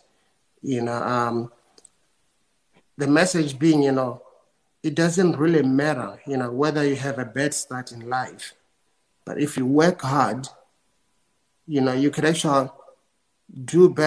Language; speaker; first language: English; non-native, local second language; Venda